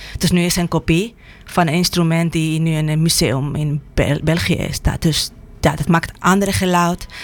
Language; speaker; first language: Dutch; non-native, fluent; Spanish